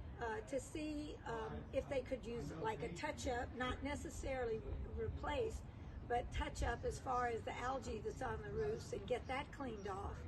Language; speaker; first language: English; native; English